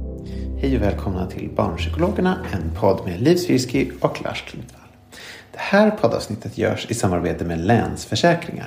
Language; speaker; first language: Swedish; native; Swedish